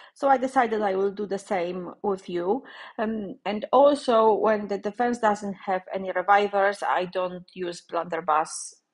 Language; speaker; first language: English; non-native, fluent; Polish